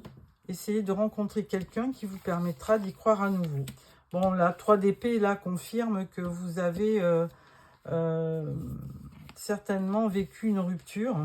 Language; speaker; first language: French; native; French